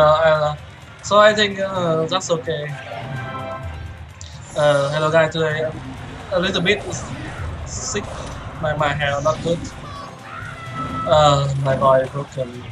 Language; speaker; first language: English; non-native, learner; Vietnamese